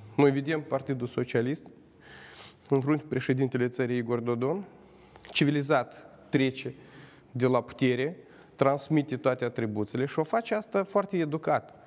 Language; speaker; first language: Romanian; native; Romanian